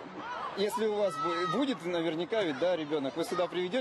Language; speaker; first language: Russian; native; Russian